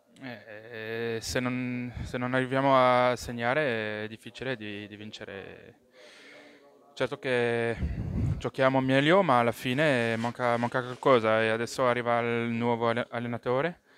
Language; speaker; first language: Italian; non-native, local second language; French